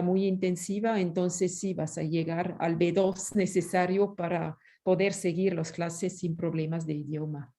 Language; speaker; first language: Spanish; non-native, fluent; French